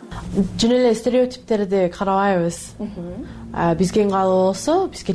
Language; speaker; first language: Kyrgyz; non-native, learner; English